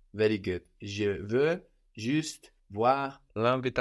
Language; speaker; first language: French; non-native, fluent; English